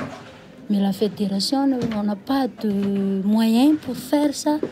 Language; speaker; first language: French; non-native, local second language; Malagasy